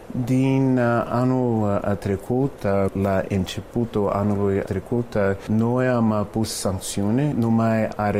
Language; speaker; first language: Romanian; non-native, fluent; English